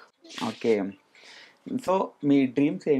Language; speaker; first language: Telugu; native; Telugu